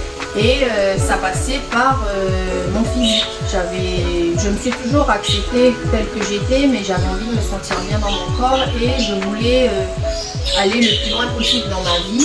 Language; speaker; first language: French; native; French